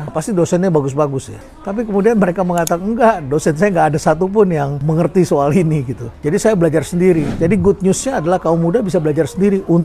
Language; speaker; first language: Indonesian; native; Indonesian